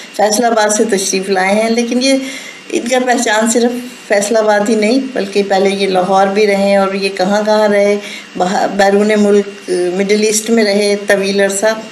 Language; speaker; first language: Urdu; native; Urdu